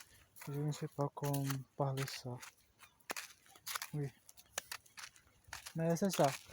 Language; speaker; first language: French; non-native, learner; Portuguese